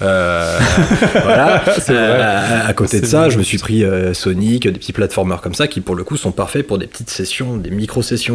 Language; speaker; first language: French; native; French